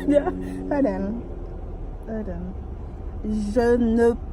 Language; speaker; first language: French; non-native, learner; Haitian Creole